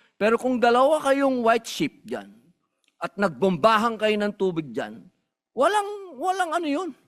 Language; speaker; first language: Filipino; native; Filipino